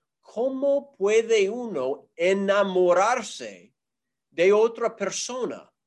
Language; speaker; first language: Spanish; non-native, fluent; English